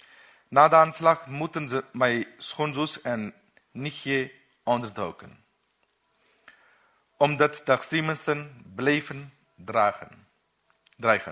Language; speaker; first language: Dutch; non-native, learner; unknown